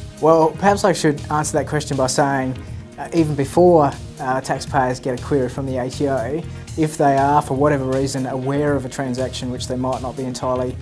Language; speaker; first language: English; native; English